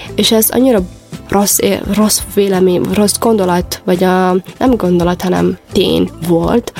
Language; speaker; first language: Hungarian; non-native, fluent; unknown